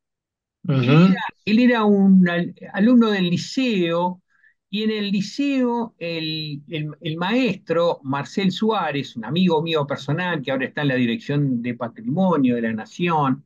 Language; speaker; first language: Spanish; native; Spanish